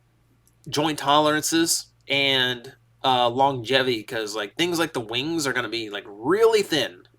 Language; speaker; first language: English; native; English